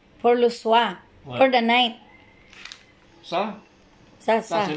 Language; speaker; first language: French; non-native, learner; Filipino